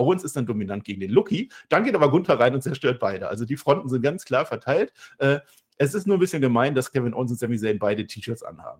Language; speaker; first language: German; native; German